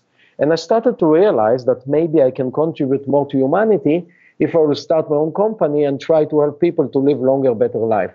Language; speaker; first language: English; non-native, fluent; Hebrew